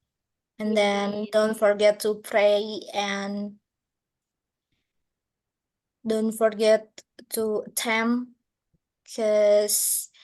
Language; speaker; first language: English; non-native, learner; Indonesian